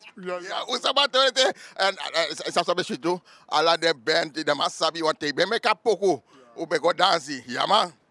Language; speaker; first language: Dutch; native; Dutch